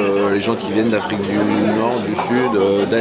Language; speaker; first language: French; native; French